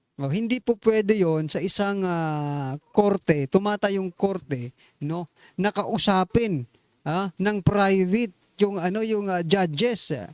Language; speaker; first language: Filipino; non-native, local second language; Waray